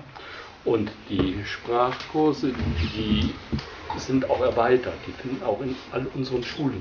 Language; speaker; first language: German; native; German